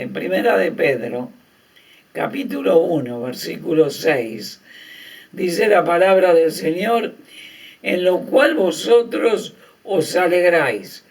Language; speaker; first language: Spanish; native; Spanish